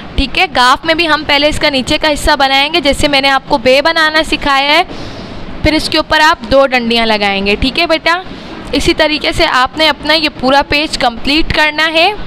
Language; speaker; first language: Urdu; native; Urdu